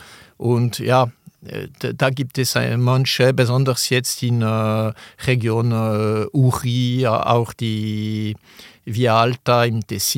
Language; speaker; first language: German; non-native, local second language; French